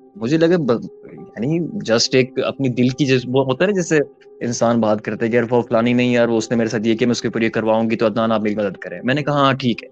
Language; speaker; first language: Urdu; early bilingual, heritage; Urdu